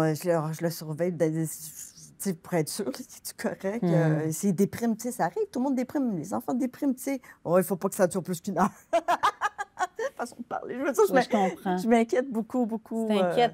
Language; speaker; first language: French; native; French